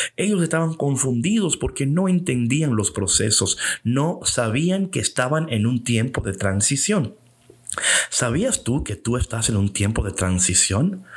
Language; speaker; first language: Spanish; early bilingual, heritage; English